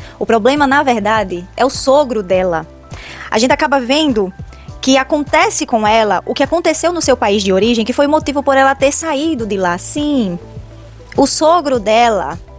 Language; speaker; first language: Portuguese; native; Portuguese